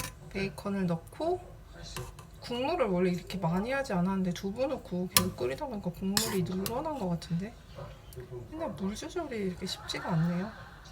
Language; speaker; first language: Korean; native; Korean